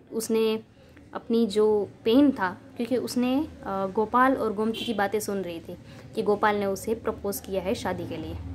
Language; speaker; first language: Hindi; non-native, local second language; Gujarati